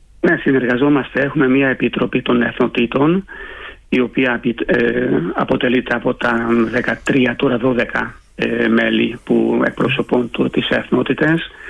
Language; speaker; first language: Greek; early bilingual, heritage; Greek